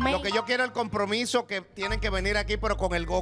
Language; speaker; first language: Spanish; native; Spanish